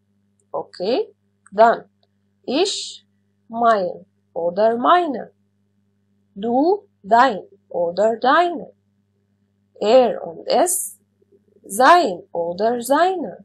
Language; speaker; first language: German; non-native, fluent; Arabic